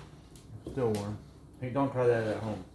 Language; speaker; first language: English; native; English